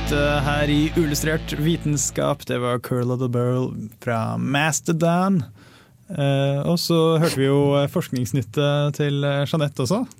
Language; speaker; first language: Norwegian; native; Norwegian